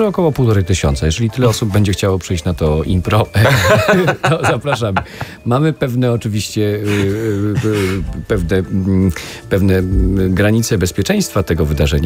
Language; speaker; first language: Polish; native; Polish